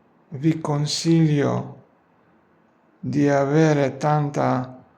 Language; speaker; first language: Italian; non-native, learner; Georgian